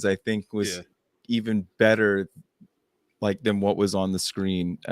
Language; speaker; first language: English; native; English